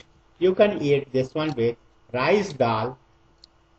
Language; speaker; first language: English; non-native, learner; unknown